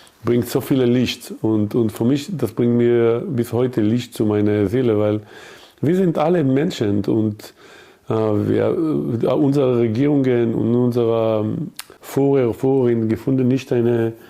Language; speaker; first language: German; non-native, learner; Hebrew